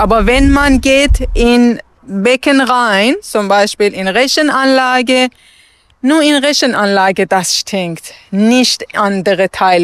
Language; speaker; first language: German; non-native, learner; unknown